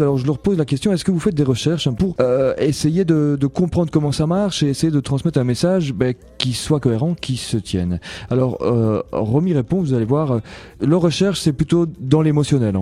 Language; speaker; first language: French; native; French